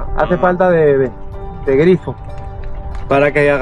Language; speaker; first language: Spanish; native; Spanish